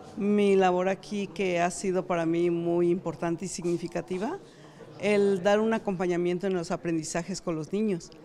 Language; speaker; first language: Spanish; native; Spanish